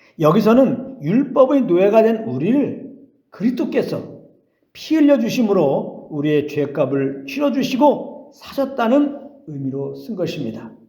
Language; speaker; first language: Korean; native; Korean